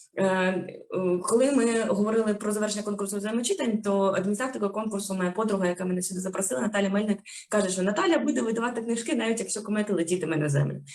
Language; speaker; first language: Ukrainian; native; Ukrainian